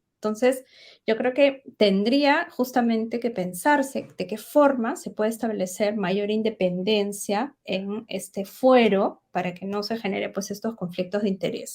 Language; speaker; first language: Spanish; native; Spanish